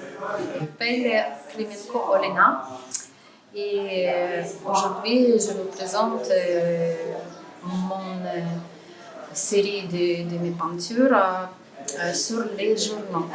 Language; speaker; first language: French; non-native, learner; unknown